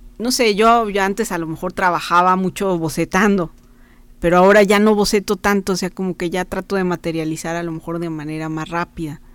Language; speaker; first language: Spanish; native; Spanish